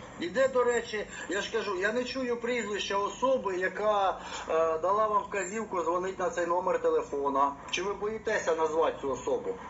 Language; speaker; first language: Ukrainian; non-native, local second language; Russian